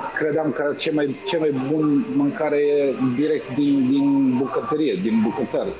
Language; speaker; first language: Romanian; non-native, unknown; Serbian